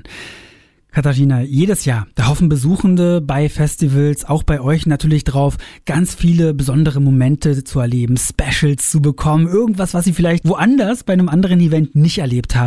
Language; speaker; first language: German; native; German